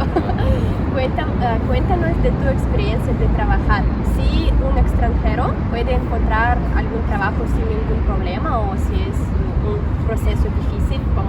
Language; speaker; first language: Spanish; non-native, fluent; Russian